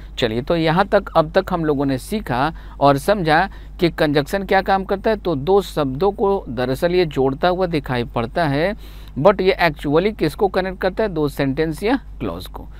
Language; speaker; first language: Hindi; native; Hindi